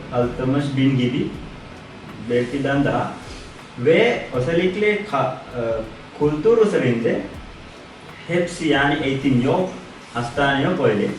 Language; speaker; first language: Turkish; non-native, learner; Sinhala